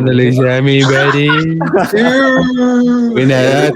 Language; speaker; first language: Spanish; native; Spanish